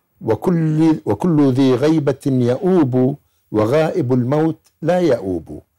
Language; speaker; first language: Arabic; native; Arabic